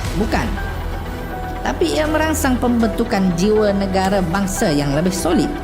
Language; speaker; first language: Malay; native; Malay